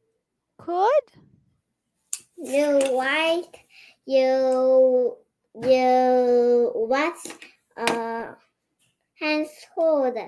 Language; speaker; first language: English; non-native, learner; Korean